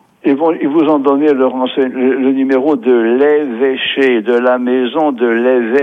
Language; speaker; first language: French; native; French